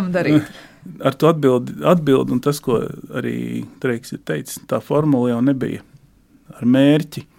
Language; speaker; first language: Latvian; native; Latvian